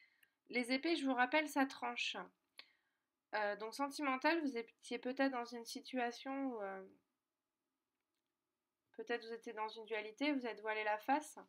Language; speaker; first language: French; native; French